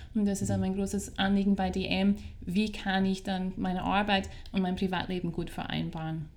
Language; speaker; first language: German; non-native, fluent; English